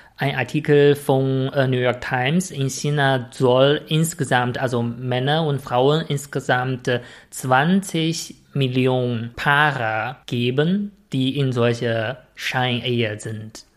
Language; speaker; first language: German; non-native, fluent; Chinese